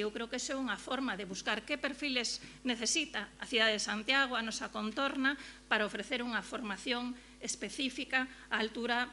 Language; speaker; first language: Galician; native; Galician